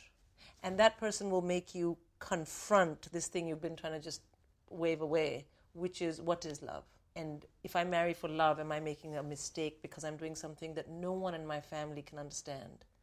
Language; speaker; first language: English; non-native, local second language; Hindi